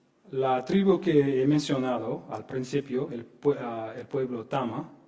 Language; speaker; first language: Spanish; non-native, fluent; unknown